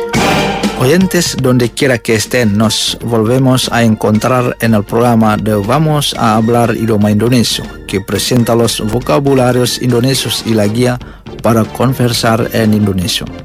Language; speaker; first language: Spanish; non-native, fluent; Indonesian